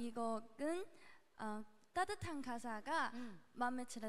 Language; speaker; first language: Korean; non-native, fluent; Chinese